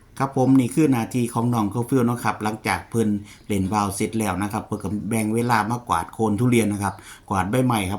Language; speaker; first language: Thai; non-native, local second language; Lao